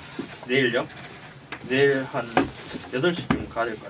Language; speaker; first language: Korean; native; Korean